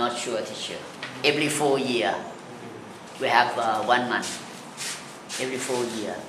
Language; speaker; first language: English; non-native, learner; Thai